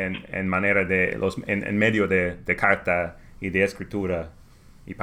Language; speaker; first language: Spanish; non-native, learner; English